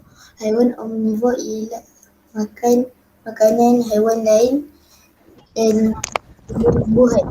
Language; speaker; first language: Malay; native; Malay